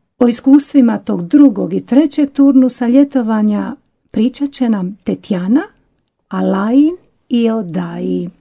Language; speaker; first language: Croatian; native; Croatian